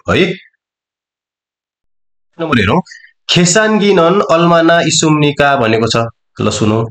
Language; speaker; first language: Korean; non-native, fluent; Nepali